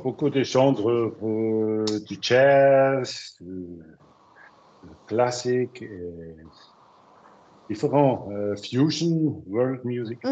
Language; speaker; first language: French; non-native, learner; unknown